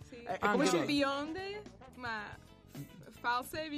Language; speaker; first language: Italian; non-native, learner; Portuguese